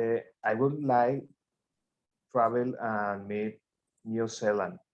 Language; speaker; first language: English; non-native, learner; Spanish